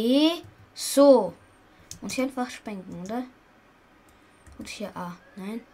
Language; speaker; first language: German; early bilingual, other home language; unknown